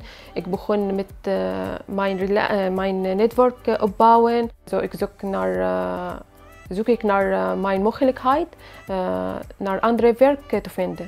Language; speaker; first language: Dutch; non-native, learner; Arabic